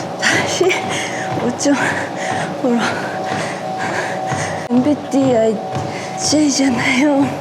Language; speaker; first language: Korean; non-native, fluent; Japanese